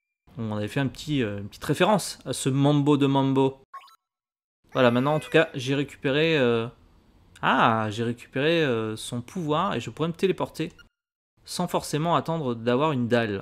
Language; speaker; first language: French; native; French